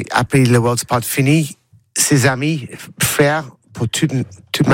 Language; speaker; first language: French; non-native, learner; English